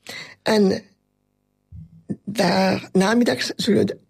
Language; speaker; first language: Dutch; non-native, local second language; French